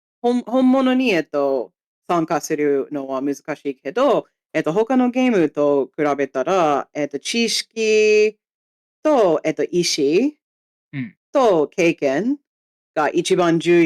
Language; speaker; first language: Japanese; non-native, fluent; English